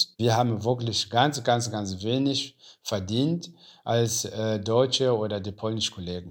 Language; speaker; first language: German; non-native, learner; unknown